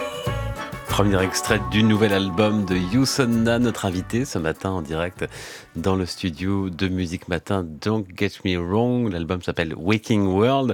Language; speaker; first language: French; native; French